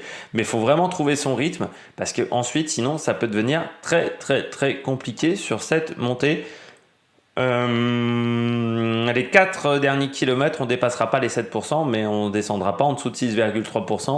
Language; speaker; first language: French; native; French